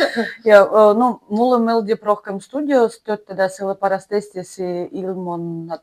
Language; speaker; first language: Estonian; non-native, learner; Russian